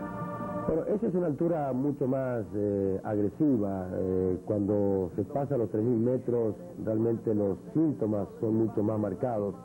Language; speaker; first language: Spanish; native; Spanish